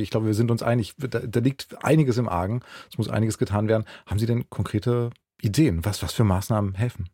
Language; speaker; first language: German; native; German